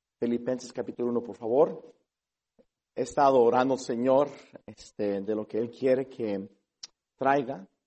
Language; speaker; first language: Spanish; early bilingual, heritage; Spanish